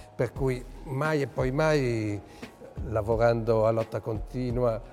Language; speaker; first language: Italian; early bilingual, other home language; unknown